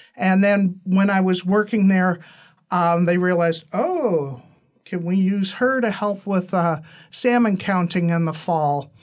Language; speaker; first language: English; native; English